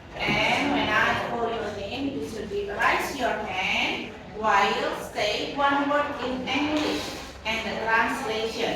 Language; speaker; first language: English; non-native, fluent; Indonesian